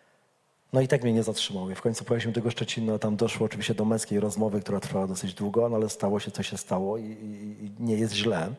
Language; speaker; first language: Polish; native; Polish